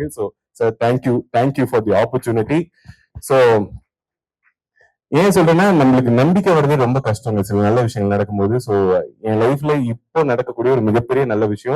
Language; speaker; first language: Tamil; native; Tamil